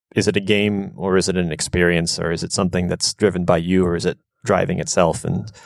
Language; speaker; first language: English; native; English